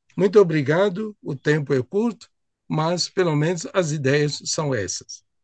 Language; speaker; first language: Portuguese; non-native, fluent; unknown